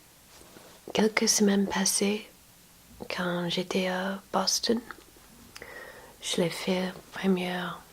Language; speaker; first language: French; non-native, learner; English